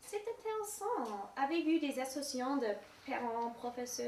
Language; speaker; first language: French; non-native, learner; English